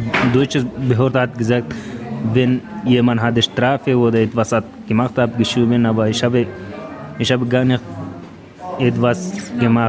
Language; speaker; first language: German; non-native, learner; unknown